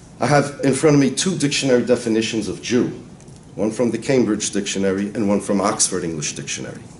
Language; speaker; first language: English; native; English